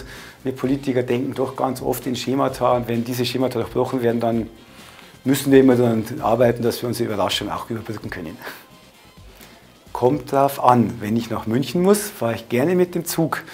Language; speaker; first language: German; native; German